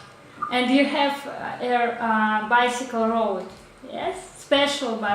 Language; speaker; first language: English; non-native, learner; Russian